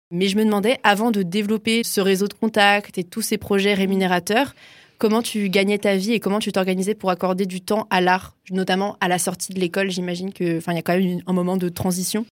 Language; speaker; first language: French; native; French